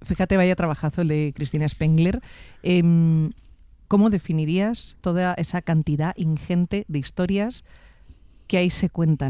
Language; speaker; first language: Spanish; native; Spanish